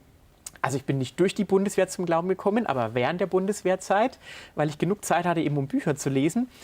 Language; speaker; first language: German; native; German